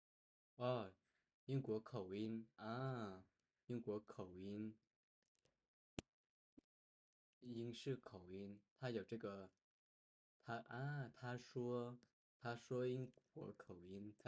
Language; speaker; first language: Chinese; non-native, learner; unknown